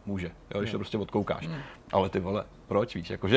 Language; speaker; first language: Czech; native; Czech